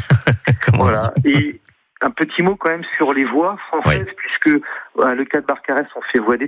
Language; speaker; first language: French; native; French